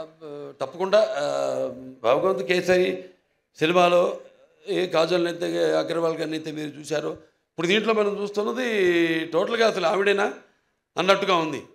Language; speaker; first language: Telugu; native; Telugu